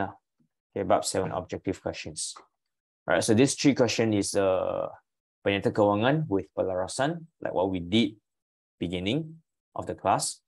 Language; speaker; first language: English; non-native, local second language; Chinese